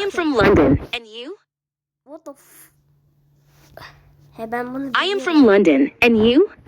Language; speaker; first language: English; non-native, learner; Turkish